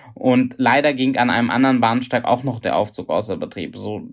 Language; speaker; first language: German; native; German